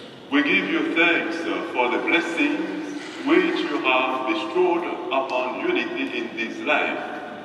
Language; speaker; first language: English; non-native, learner; French